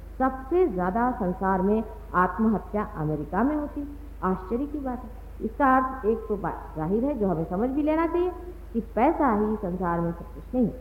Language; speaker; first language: Hindi; non-native, local second language; Marathi